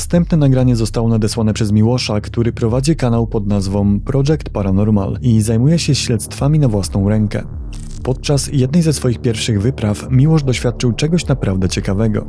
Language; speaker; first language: Polish; native; Polish